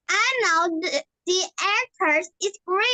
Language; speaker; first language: English; non-native, learner; Vietnamese